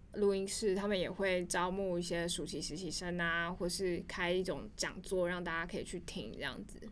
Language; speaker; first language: Chinese; native; Chinese